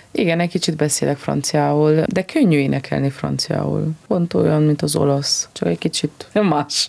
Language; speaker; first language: Hungarian; non-native, local second language; Romanian